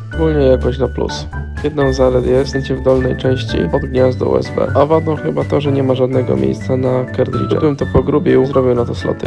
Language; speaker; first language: Polish; native; Polish